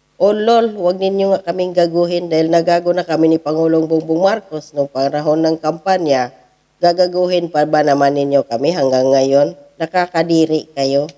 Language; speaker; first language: Filipino; native; Filipino